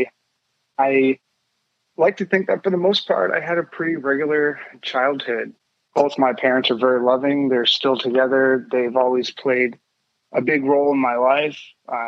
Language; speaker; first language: English; native; English